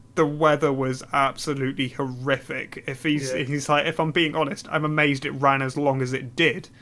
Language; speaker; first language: English; native; English